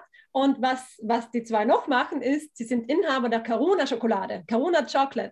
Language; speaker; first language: German; native; German